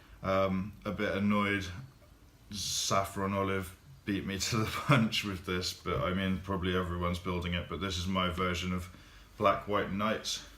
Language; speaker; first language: English; native; English